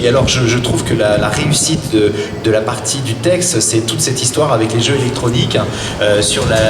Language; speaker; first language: French; native; French